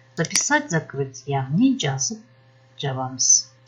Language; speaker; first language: Russian; non-native, local second language; Kazakh